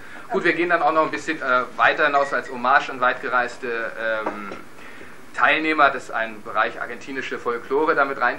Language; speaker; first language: German; native; German